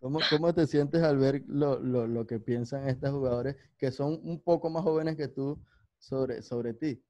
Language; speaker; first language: Spanish; native; Spanish